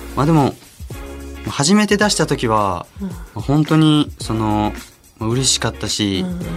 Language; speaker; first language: Japanese; native; Japanese